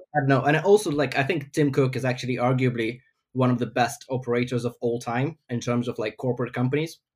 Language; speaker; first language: English; non-native, fluent; Ukrainian